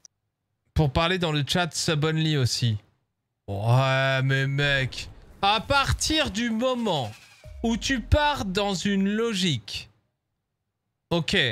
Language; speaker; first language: French; native; French